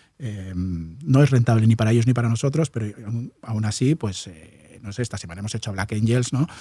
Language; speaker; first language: Spanish; native; Spanish